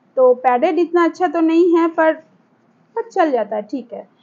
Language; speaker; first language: Hindi; non-native, local second language; Bangla